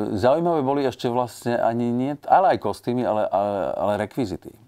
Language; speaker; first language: Slovak; native; Slovak